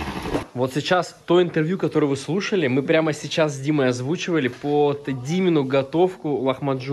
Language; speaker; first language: Russian; native; Russian